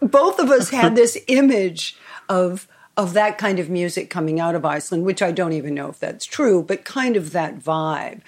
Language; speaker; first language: English; native; English